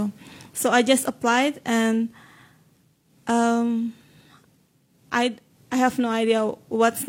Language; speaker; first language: English; non-native, fluent; Indonesian